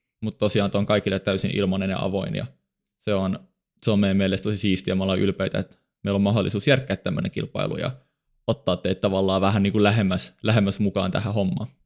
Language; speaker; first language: Finnish; native; Finnish